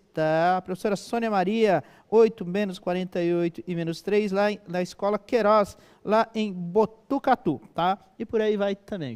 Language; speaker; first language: Portuguese; native; Portuguese